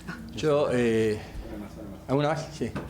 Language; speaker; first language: Spanish; native; Spanish